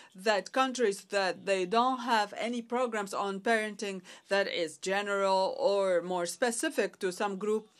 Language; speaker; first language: English; non-native, fluent; Arabic